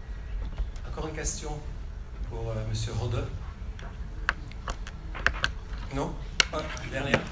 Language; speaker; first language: French; non-native, fluent; Dutch